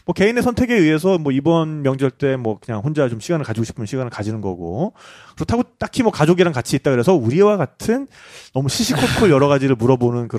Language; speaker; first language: Korean; native; Korean